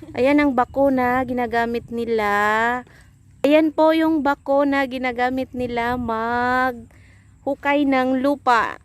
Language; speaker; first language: Filipino; non-native, local second language; Cebuano